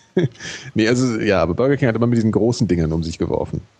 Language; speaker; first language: German; native; German